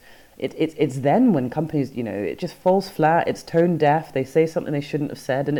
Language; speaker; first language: English; native; English